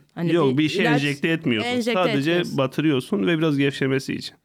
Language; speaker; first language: Turkish; non-native, local second language; Kurdish